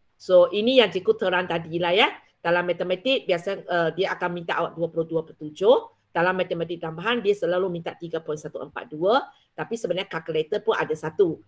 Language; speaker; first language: Malay; non-native, local second language; Chinese